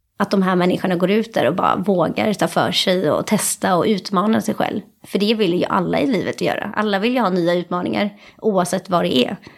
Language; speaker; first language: Swedish; native; Swedish